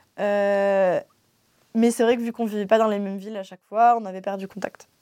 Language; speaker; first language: French; native; French